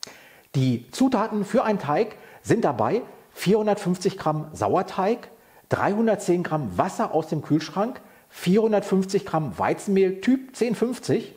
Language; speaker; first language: German; native; German